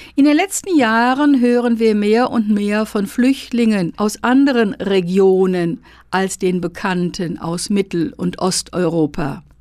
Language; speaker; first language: German; native; German